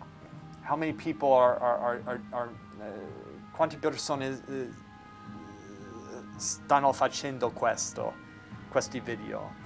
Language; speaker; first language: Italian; non-native, learner; English